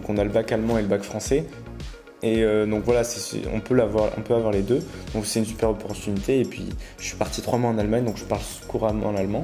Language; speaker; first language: French; native; French